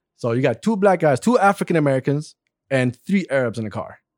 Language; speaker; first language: English; non-native, fluent; Arabic